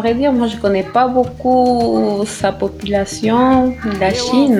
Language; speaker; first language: French; non-native, fluent; Spanish